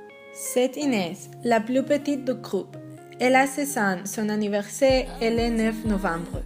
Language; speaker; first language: French; non-native, learner; Spanish